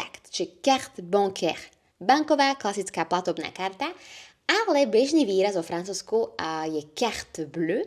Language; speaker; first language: Slovak; native; Slovak